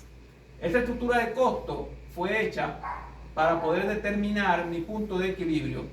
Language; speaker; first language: Spanish; native; Spanish